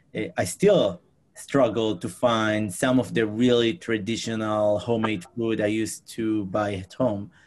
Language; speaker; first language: English; non-native, fluent; Hebrew